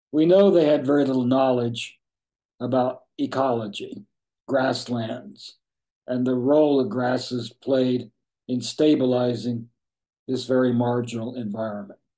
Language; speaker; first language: English; native; English